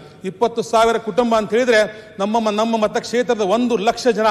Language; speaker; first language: Kannada; non-native, local second language; Urdu